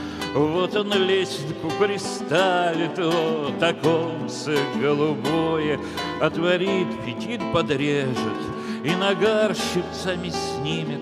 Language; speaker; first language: Russian; native; Russian